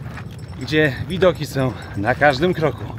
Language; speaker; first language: Polish; native; Polish